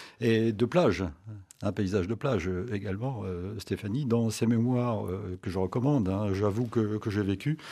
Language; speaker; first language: French; native; French